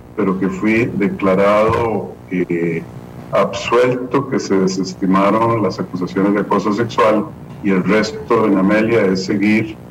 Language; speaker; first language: Spanish; native; Spanish